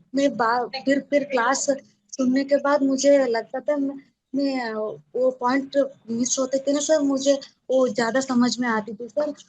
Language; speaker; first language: Hindi; non-native, local second language; Kannada